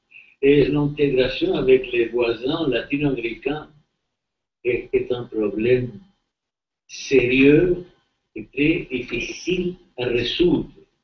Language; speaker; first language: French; non-native, fluent; Spanish